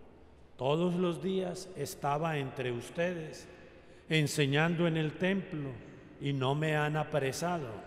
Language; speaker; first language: Spanish; native; Spanish